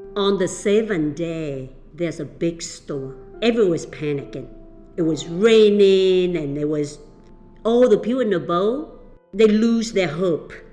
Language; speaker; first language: English; early bilingual, other home language; Vietnamese